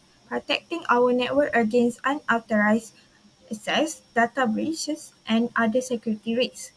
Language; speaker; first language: English; non-native, local second language; Malay